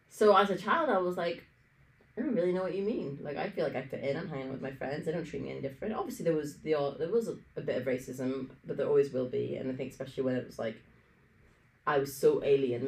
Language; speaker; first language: English; early bilingual, other home language; Arabic